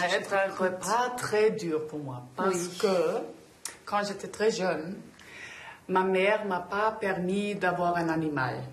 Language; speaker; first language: French; non-native, fluent; German